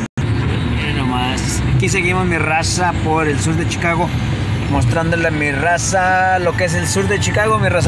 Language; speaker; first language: Spanish; native; Spanish